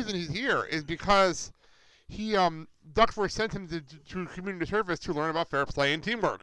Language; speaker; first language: English; native; English